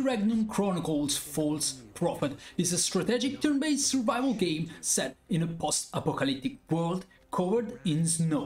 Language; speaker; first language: English; non-native, fluent; Italian